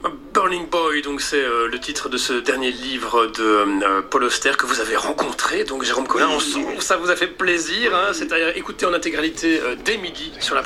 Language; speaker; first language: French; native; French